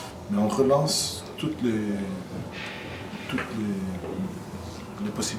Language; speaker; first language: French; non-native, fluent; Portuguese